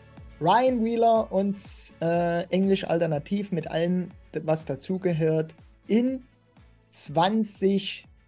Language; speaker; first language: German; native; German